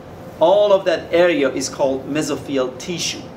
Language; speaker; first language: English; non-native, fluent; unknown